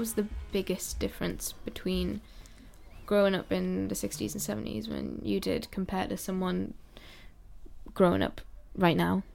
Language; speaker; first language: English; native; English